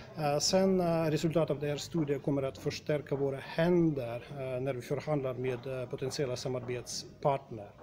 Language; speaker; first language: Swedish; non-native, fluent; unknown